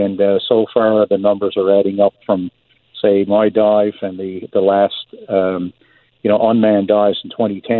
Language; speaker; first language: English; native; English